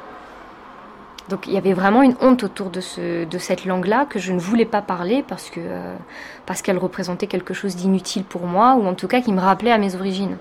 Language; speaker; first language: French; early bilingual, other home language; Tamil